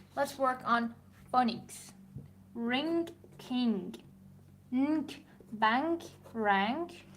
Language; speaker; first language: English; non-native, fluent; Persian